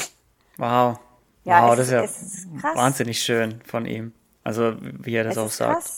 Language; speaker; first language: German; native; German